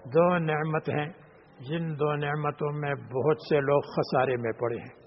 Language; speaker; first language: Urdu; native; Urdu